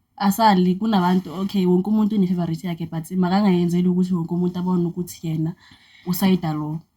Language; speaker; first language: Zulu; non-native, local second language; Xhosa